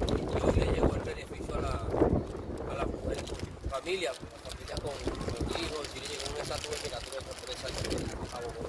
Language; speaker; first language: Spanish; native; Spanish